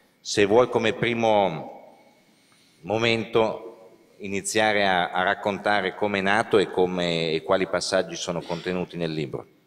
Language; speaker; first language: Italian; native; Italian